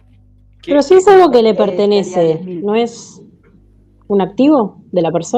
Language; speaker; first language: Spanish; native; Spanish